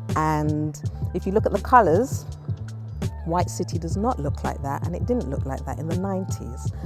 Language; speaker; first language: English; native; English